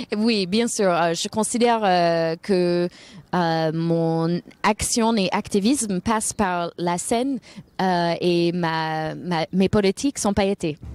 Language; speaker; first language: French; non-native, fluent; English